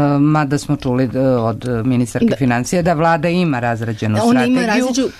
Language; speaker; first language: Serbian; native; Serbian